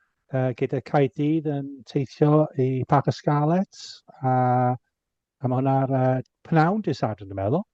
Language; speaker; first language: Welsh; non-native, local second language; English